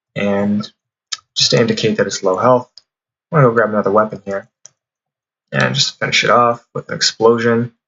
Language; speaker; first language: English; native; English